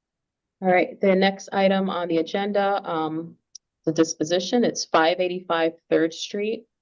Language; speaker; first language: English; native; English